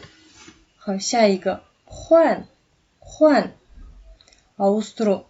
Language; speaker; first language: Chinese; non-native, fluent; Kazakh